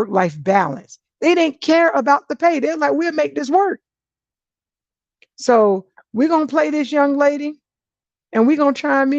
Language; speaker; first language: English; native; English